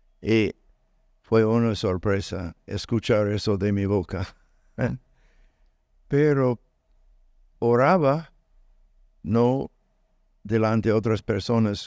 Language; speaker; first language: Spanish; non-native, learner; English